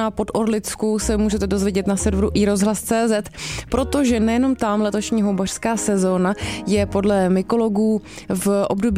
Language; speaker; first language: Czech; native; Czech